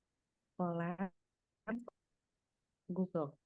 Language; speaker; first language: English; non-native, fluent; Indonesian